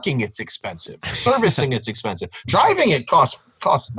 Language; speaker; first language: English; native; English